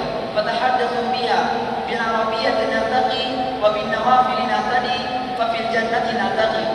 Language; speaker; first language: Arabic; non-native, learner; Indonesian